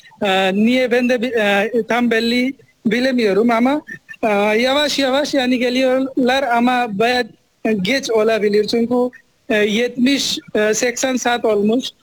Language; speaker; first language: Turkish; non-native, fluent; Nepali